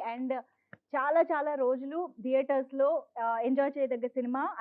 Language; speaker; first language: Telugu; native; Telugu